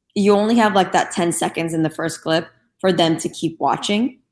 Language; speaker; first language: English; non-native, fluent; Turkish